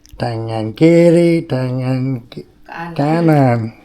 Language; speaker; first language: Indonesian; non-native, learner; English